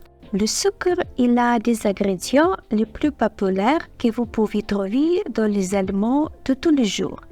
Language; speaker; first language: French; non-native, fluent; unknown